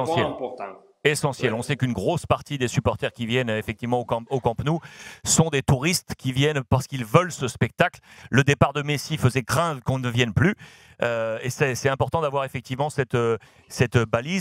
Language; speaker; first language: French; native; French